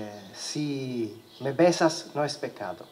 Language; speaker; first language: Spanish; non-native, learner; Italian